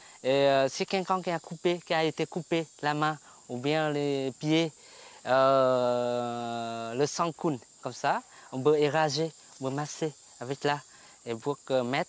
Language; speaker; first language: French; non-native, fluent; Vietnamese